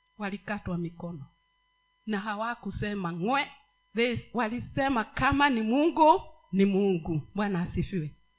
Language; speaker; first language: Swahili; non-native, local second language; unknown